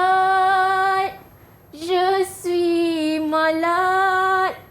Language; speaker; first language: French; non-native, fluent; Malay